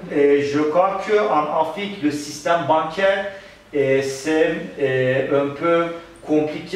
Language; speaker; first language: French; non-native, learner; Turkish